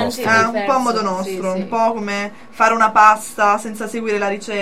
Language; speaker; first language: Italian; native; Italian